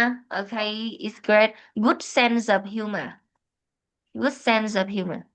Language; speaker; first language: English; non-native, fluent; Vietnamese